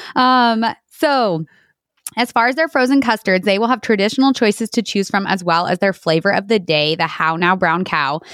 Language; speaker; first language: English; native; English